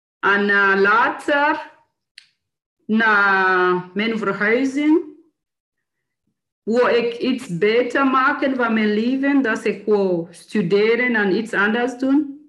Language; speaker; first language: Dutch; non-native, learner; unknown